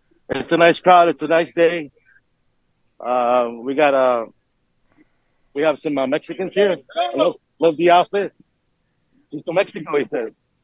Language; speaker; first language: English; native; English